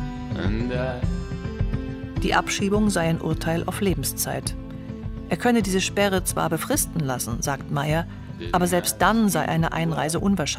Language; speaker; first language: German; native; German